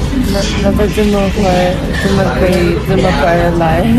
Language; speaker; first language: Chinese; non-native, learner; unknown